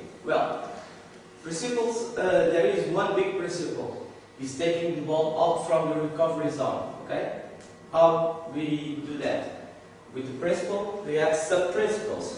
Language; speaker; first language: English; non-native, learner; Portuguese